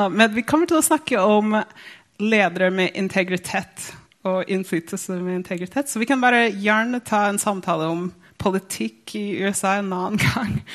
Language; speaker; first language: Norwegian; non-native, fluent; English